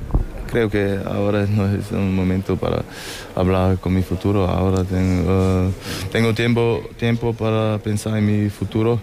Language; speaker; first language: Spanish; non-native, learner; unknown